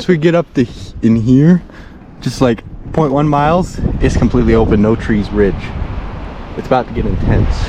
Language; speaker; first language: English; native; English